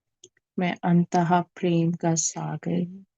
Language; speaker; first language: Hindi; native; Hindi